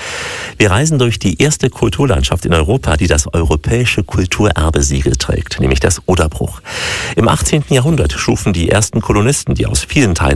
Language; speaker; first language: German; native; German